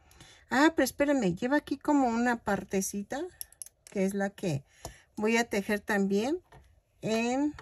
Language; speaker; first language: Spanish; native; Spanish